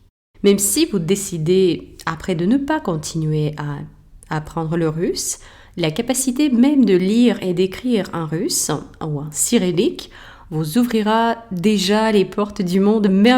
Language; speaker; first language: French; non-native, fluent; Russian